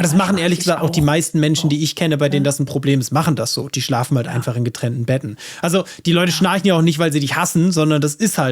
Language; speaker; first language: German; native; German